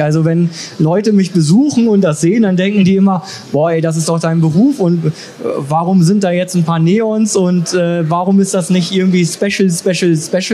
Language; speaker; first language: German; native; German